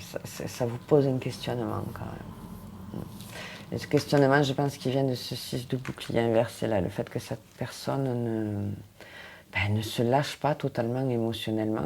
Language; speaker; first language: French; native; French